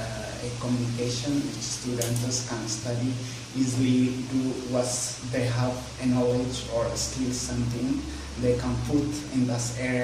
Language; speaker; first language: English; non-native, learner; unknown